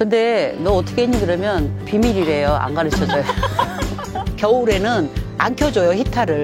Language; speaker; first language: Korean; native; Korean